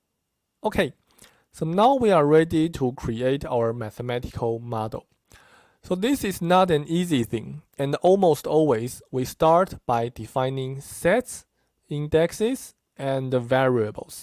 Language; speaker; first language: English; non-native, fluent; Chinese